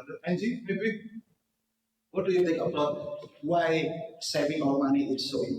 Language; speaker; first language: English; non-native, learner; Indonesian